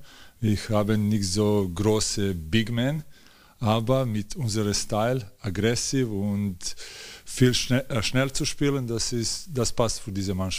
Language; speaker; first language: German; non-native, learner; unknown